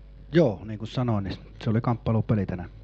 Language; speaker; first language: Finnish; native; Finnish